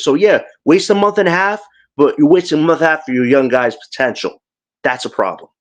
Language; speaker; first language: English; native; English